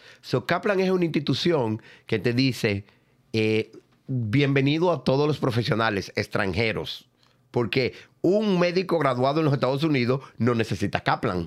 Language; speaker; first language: Spanish; native; Spanish